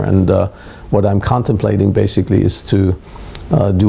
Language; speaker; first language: English; non-native, fluent; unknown